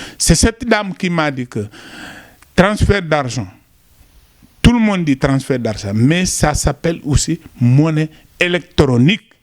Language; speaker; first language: French; non-native, local second language; Wolof